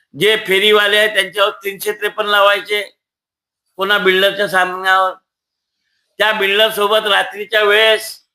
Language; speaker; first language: Marathi; native; Marathi